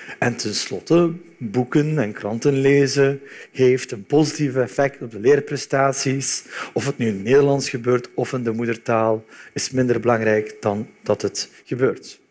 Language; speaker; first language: Dutch; early bilingual, other home language; Turkish